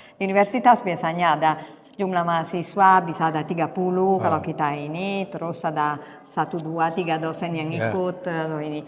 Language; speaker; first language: Indonesian; non-native, fluent; Italian